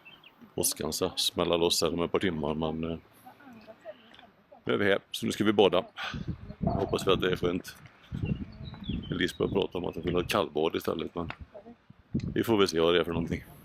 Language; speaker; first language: Swedish; native; Swedish